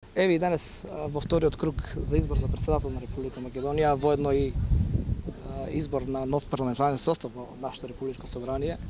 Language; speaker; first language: Macedonian; native; Macedonian